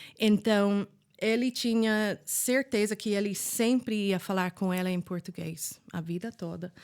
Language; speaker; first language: Portuguese; non-native, fluent; English